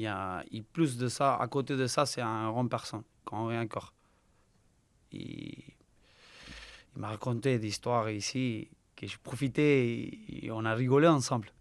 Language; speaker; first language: French; non-native, learner; Spanish